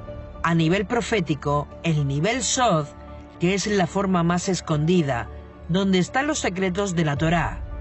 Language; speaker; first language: Spanish; native; Spanish